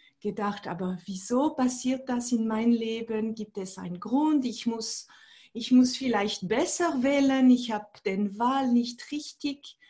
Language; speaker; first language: German; non-native, fluent; French